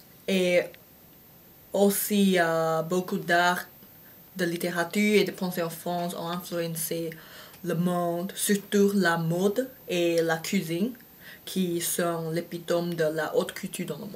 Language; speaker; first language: French; non-native, fluent; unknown